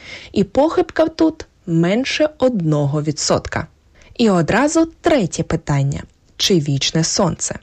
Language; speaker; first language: Ukrainian; native; Ukrainian